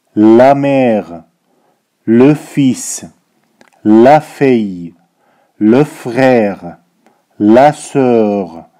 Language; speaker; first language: French; non-native, fluent; Arabic